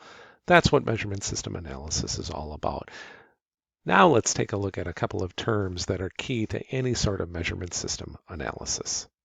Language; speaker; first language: English; native; English